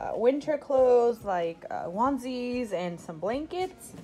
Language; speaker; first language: English; early bilingual, other home language; Spanish